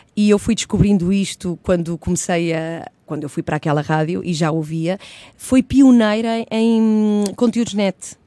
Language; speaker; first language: Portuguese; early bilingual, heritage; Portuguese